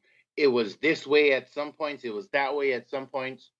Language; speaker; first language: English; native; English